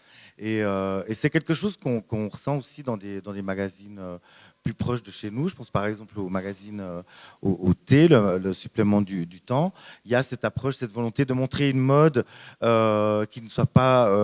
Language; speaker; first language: French; native; French